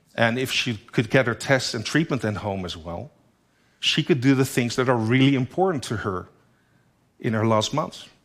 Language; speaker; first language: English; non-native, fluent; Dutch